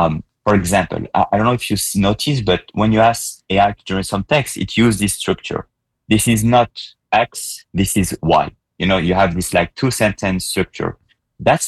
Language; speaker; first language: English; non-native, fluent; French